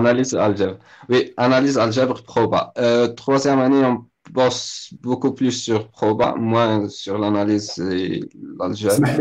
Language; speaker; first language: French; non-native, local second language; Arabic